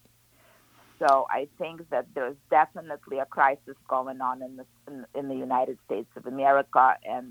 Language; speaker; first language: English; non-native, fluent; Ukrainian